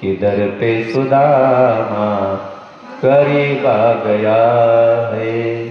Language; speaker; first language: Hindi; non-native, local second language; Marathi